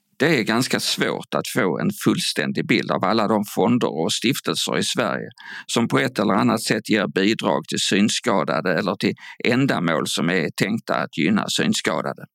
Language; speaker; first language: Swedish; native; Swedish